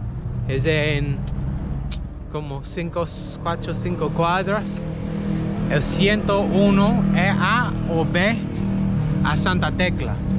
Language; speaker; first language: Spanish; non-native, learner; English